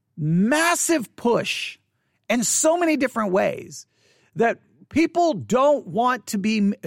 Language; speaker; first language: English; native; English